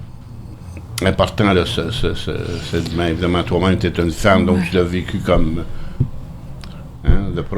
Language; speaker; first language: French; native; French